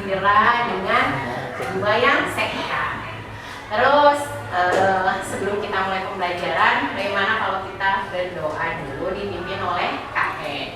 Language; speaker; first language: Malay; non-native, local second language; Sundanese